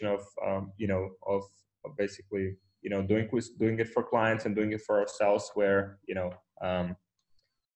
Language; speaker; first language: English; non-native, fluent; Ukrainian